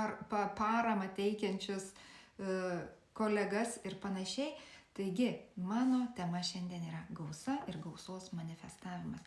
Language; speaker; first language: Lithuanian; native; Lithuanian